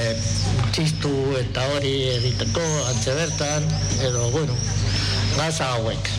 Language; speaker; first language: Basque; non-native, local second language; Spanish